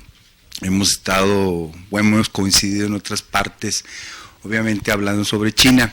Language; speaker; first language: Spanish; native; Spanish